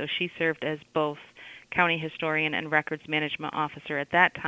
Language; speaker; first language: English; native; English